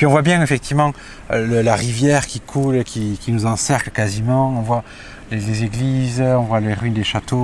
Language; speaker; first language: French; native; French